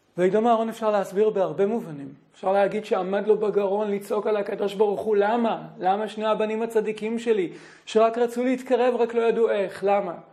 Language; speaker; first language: Hebrew; native; Hebrew